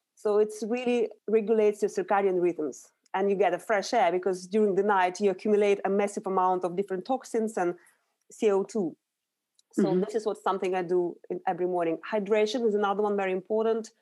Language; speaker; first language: English; non-native, fluent; Russian